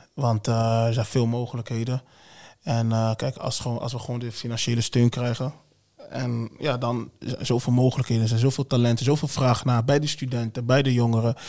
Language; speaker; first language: Dutch; early bilingual, other home language; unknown